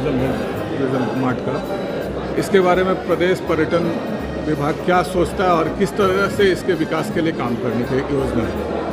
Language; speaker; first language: Hindi; native; Hindi